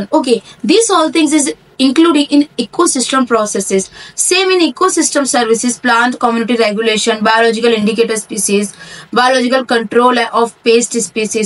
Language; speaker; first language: English; non-native, local second language; Hindi